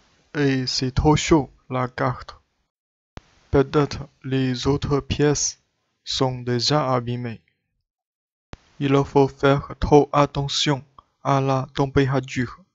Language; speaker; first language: French; non-native, learner; Chinese